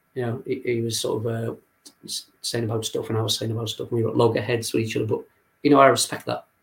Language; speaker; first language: English; native; English